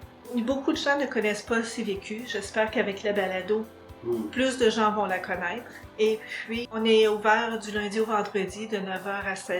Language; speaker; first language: French; native; French